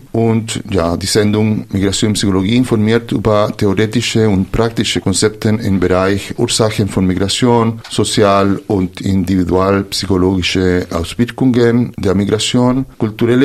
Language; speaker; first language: German; non-native, fluent; Spanish